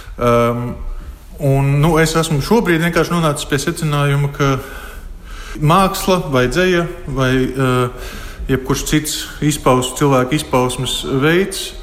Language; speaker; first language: Latvian; native; Latvian